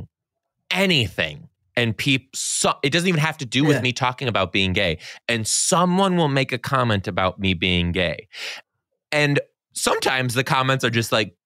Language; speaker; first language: English; native; English